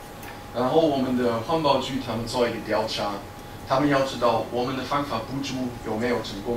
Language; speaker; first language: Chinese; non-native, fluent; German